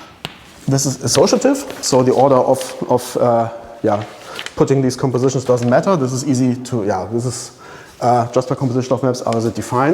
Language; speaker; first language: English; non-native, fluent; German